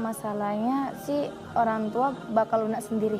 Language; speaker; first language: Indonesian; native; Indonesian